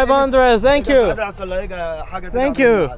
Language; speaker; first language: English; non-native, learner; Korean